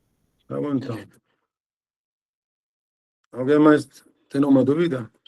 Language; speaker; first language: Portuguese; non-native, fluent; Arabic